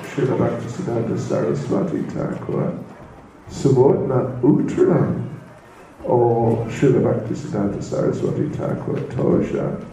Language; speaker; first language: Russian; non-native, learner; English